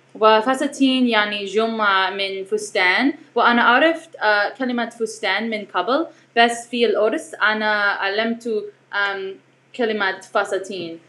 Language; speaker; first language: Arabic; non-native, learner; English